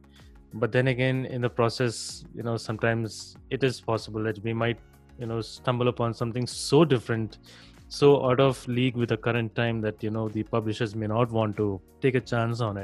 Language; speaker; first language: English; non-native, local second language; Hindi